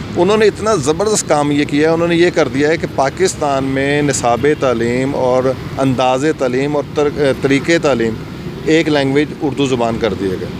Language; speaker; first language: Urdu; non-native, local second language; Punjabi